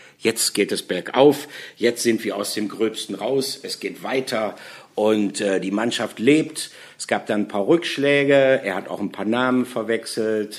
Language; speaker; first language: German; native; German